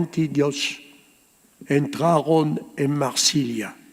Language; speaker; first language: Spanish; early bilingual, heritage; Ladino